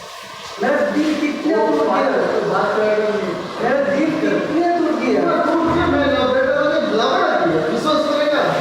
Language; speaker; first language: Hindi; non-native, learner; Bangla